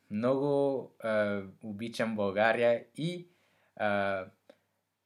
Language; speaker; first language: Bulgarian; non-native, learner; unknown